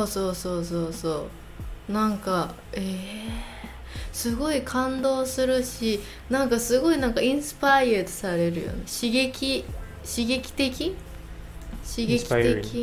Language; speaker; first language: Japanese; non-native, fluent; English